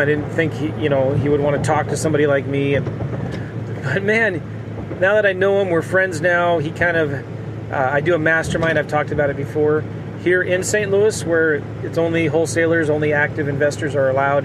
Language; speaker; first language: English; native; English